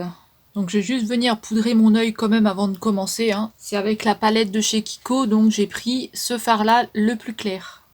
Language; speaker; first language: French; native; French